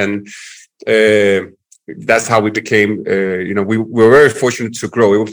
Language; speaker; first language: English; non-native, fluent; Danish